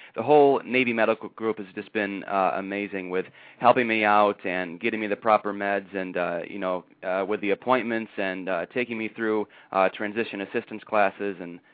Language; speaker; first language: English; native; English